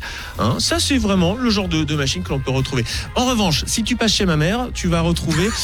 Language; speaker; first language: French; native; French